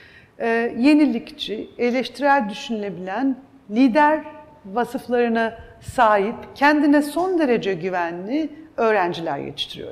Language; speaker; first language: Turkish; native; Turkish